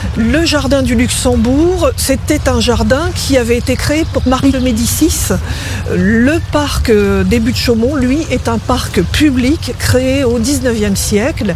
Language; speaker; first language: French; native; French